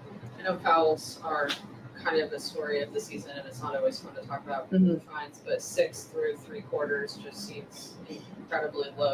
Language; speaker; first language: English; native; English